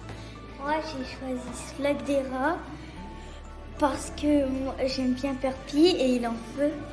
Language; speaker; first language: French; non-native, learner; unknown